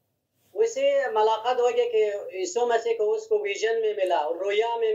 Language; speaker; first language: Hindi; non-native, learner; Hazaragi